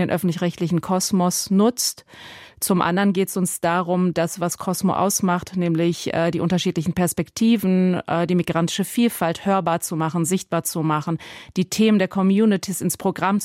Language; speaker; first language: German; native; German